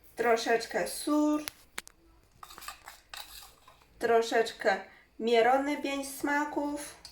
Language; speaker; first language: Polish; non-native, learner; Chinese